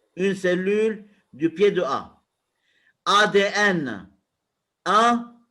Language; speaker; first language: French; non-native, local second language; Arabic